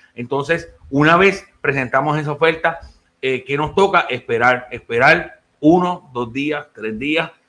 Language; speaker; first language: Spanish; native; Spanish